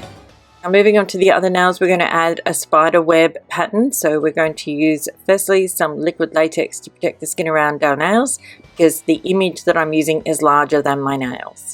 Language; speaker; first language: English; native; English